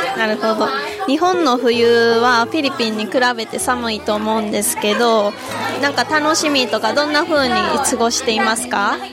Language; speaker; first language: Japanese; native; Japanese